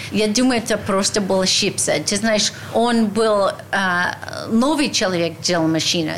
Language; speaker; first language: Russian; non-native, learner; English